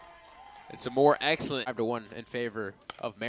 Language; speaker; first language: English; native; English